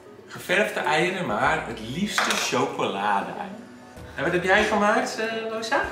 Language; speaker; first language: Dutch; native; Dutch